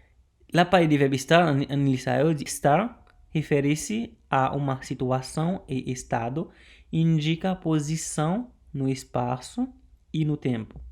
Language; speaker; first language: Portuguese; non-native, local second language; Haitian Creole